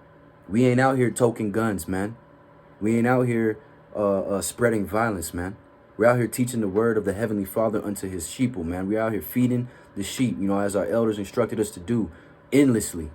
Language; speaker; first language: English; native; English